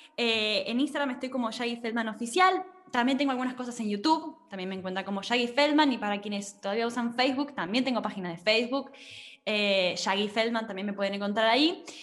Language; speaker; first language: Spanish; native; Spanish